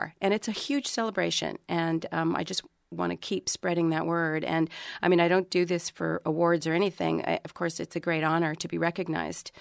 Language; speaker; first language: English; early bilingual, other home language; Spanish